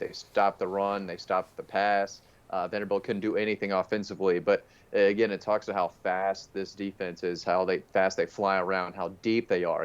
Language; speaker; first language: English; native; English